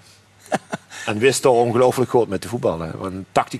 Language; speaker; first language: Dutch; native; Dutch